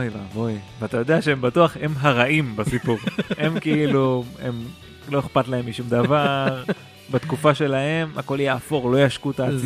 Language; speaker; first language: Hebrew; native; Hebrew